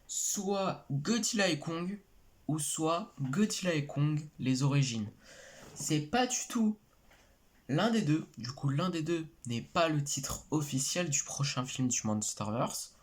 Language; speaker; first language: French; native; French